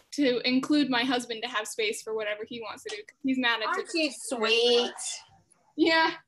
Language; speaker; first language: English; native; English